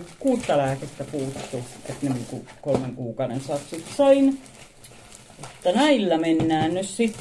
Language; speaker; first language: Finnish; native; Finnish